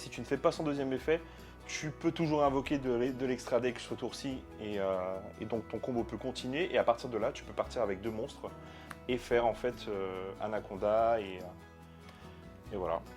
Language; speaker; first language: French; native; French